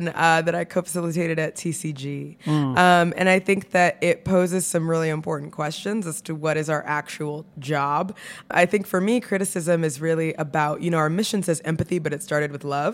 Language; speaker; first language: English; native; English